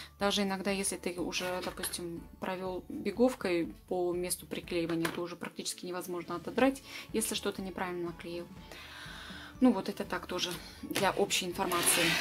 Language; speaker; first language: Russian; native; Russian